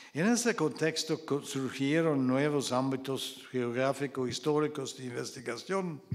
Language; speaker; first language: Spanish; non-native, fluent; Swedish